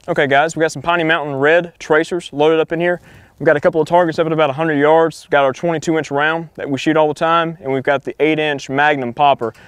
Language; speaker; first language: English; native; English